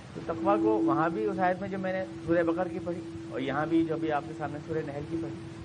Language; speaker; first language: Urdu; native; Urdu